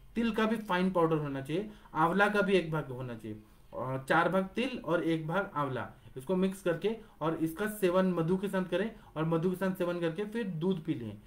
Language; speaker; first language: Hindi; non-native, local second language; Marathi